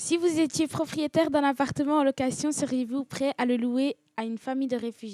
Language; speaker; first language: French; early bilingual, other home language; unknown